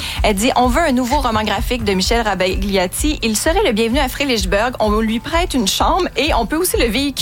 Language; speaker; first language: French; native; French